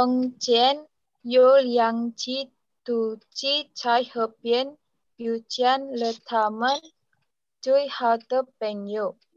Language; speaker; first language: Chinese; non-native, learner; Indonesian